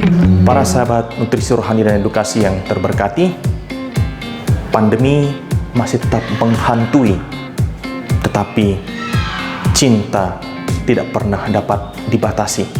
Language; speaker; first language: Indonesian; native; Indonesian